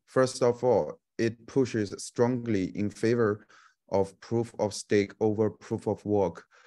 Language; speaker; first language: English; non-native, learner; Chinese